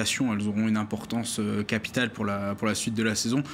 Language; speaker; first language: French; native; French